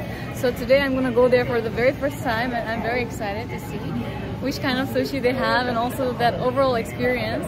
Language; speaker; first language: English; non-native, local second language; Assamese